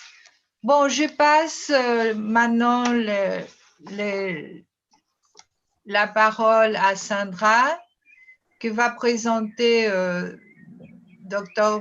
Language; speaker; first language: French; non-native, fluent; Portuguese